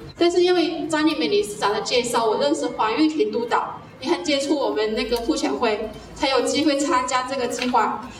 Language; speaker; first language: Chinese; native; Chinese